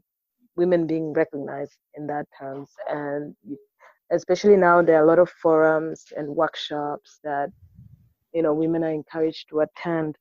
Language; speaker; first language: English; non-native, local second language; Swahili